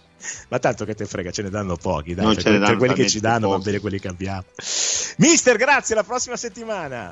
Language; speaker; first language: Italian; native; Italian